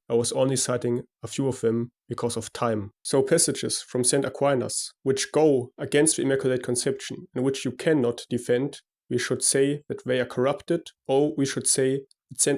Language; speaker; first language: English; non-native, fluent; German